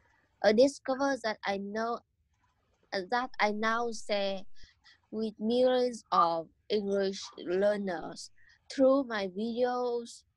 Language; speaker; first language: English; non-native, learner; Vietnamese